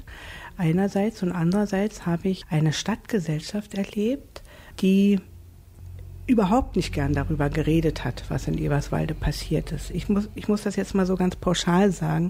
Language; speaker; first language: German; native; German